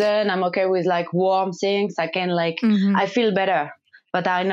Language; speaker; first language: English; non-native, learner; French